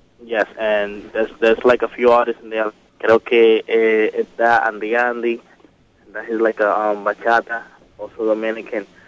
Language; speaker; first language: English; early bilingual, other home language; Spanish